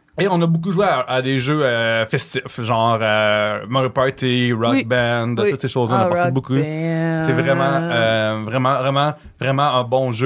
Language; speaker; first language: French; native; French